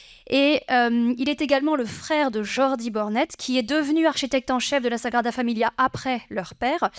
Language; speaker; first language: French; native; French